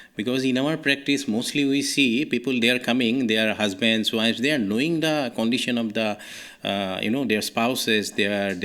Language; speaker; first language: English; non-native, local second language; Assamese